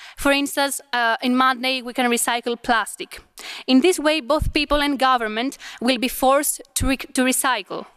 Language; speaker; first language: English; non-native, fluent; Arabic